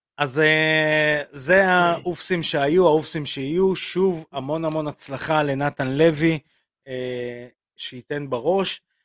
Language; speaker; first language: Hebrew; early bilingual, other home language; Russian